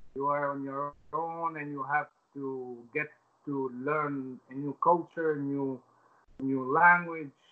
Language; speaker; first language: English; non-native, fluent; Albanian